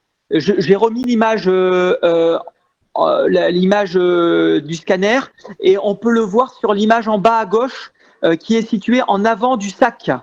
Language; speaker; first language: French; native; French